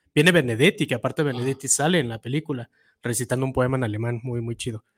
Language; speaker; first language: Spanish; native; Spanish